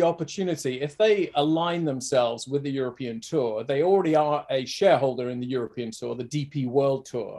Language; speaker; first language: English; native; English